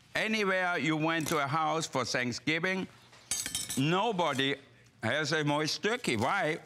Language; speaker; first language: English; non-native, fluent; German